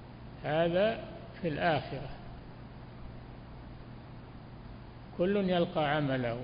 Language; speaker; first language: Arabic; native; Arabic